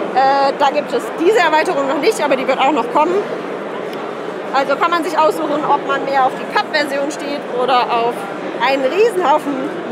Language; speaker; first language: German; native; German